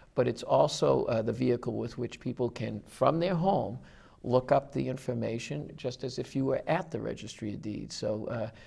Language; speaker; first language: English; native; English